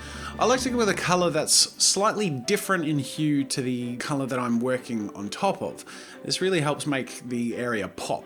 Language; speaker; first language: English; native; English